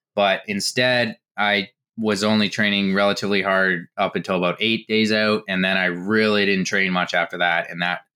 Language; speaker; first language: English; native; English